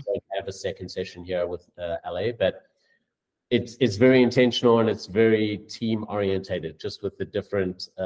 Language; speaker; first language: English; native; English